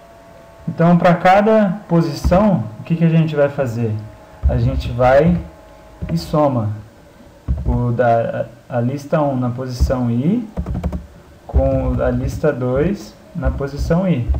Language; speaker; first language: Portuguese; native; Portuguese